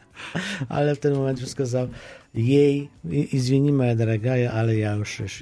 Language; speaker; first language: Polish; non-native, fluent; Ukrainian